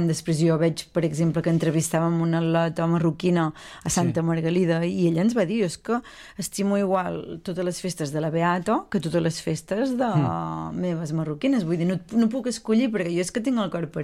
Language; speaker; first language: Catalan; native; Catalan